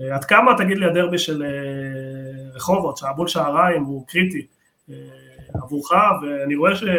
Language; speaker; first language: Hebrew; early bilingual, other home language; Spanish